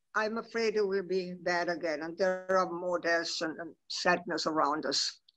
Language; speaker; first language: English; non-native, fluent; Spanish